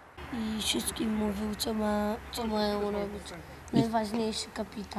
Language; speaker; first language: Polish; early bilingual, other home language; Chechen